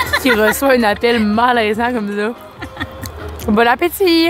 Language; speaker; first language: French; native; French